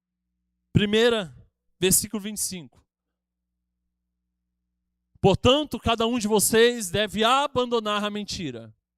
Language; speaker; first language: Portuguese; native; Portuguese